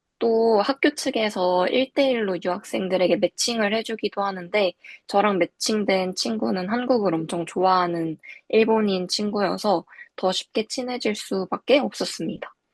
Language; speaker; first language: Korean; native; Korean